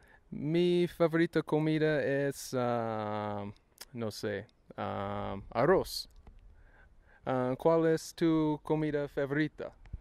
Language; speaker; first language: Spanish; non-native, learner; English